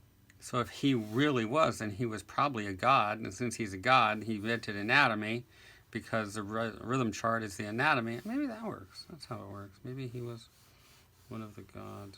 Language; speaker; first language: English; native; English